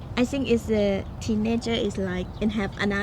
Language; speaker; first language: English; non-native, learner; Thai